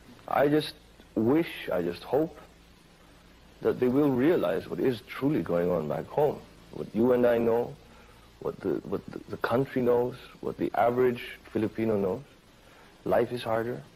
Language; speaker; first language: English; non-native, fluent; Filipino